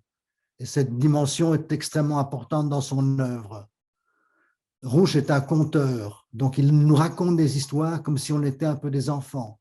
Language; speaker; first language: French; native; French